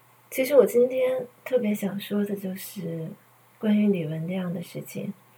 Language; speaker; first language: Chinese; native; Chinese